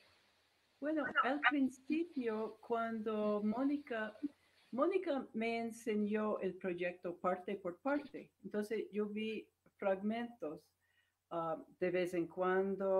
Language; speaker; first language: Spanish; non-native, fluent; English